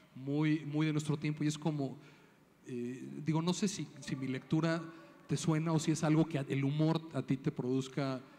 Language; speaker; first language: Spanish; native; Spanish